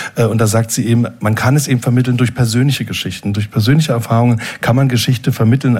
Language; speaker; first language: German; native; German